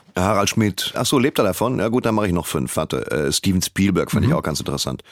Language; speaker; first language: German; native; German